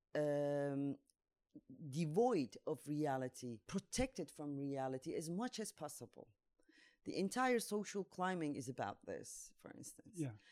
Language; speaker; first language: English; non-native, fluent; Turkish